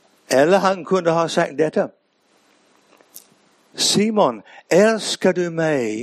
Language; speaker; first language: Swedish; non-native, fluent; English